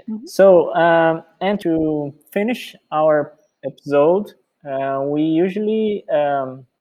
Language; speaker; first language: English; non-native, fluent; Portuguese